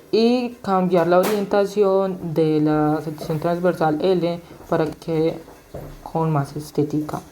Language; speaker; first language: Spanish; native; Spanish